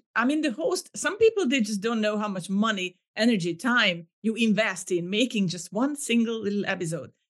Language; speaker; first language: English; non-native, fluent; Hungarian